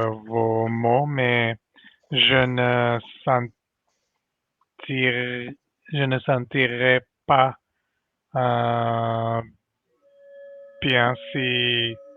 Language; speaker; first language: French; non-native, learner; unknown